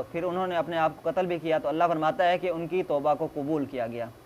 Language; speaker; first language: Urdu; native; Urdu